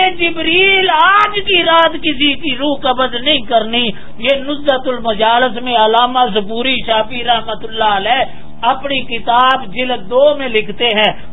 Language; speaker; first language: Urdu; non-native, local second language; Dogri